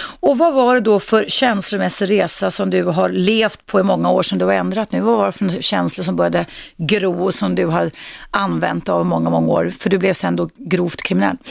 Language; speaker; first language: Swedish; native; Swedish